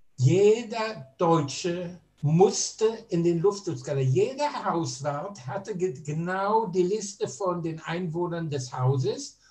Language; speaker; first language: German; native; German